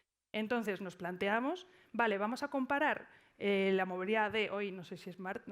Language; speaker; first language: Spanish; native; Spanish